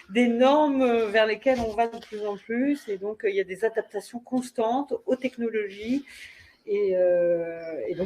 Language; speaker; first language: French; native; French